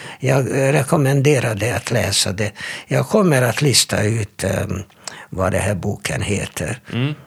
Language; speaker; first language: Swedish; non-native, fluent; Hebrew